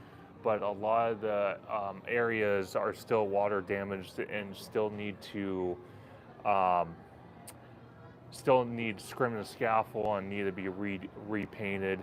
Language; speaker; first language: English; native; English